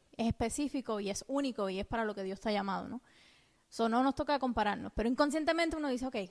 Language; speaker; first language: Spanish; native; Spanish